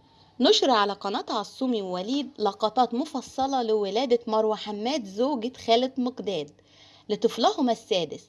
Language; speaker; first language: Arabic; native; Arabic